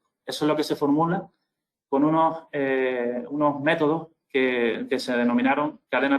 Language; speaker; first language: Spanish; native; Spanish